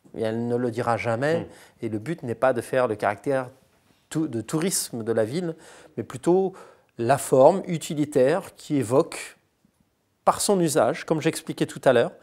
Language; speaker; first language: French; native; French